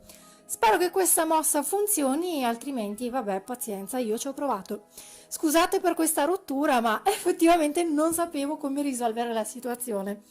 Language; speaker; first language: Italian; native; Italian